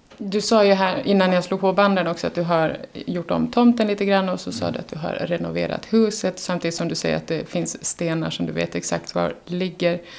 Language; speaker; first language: Swedish; native; Swedish